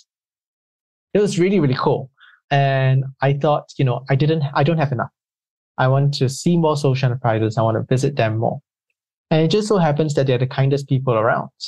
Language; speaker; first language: English; native; English